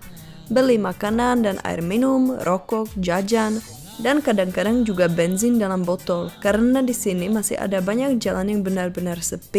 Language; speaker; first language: Indonesian; non-native, fluent; Czech